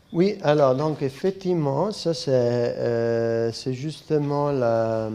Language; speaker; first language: French; non-native, fluent; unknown